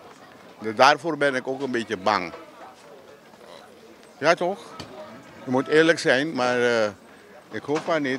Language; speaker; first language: Dutch; non-native, local second language; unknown